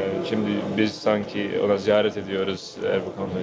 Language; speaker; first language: Turkish; non-native, fluent; Urdu